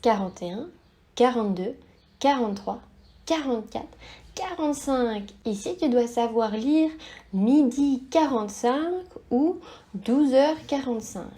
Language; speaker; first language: French; native; French